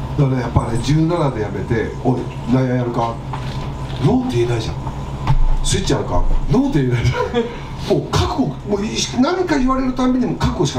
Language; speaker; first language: Japanese; native; Japanese